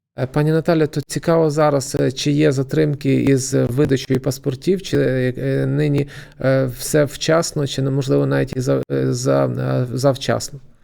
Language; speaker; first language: Ukrainian; native; Ukrainian